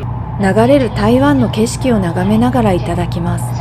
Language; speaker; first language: Japanese; native; Japanese